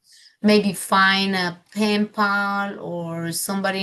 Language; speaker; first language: English; non-native, fluent; Spanish